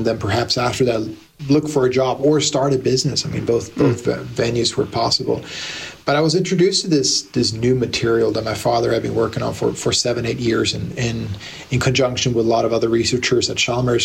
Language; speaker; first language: English; native; English